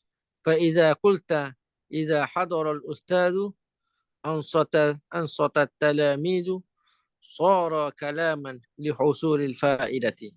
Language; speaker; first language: Arabic; non-native, fluent; Malay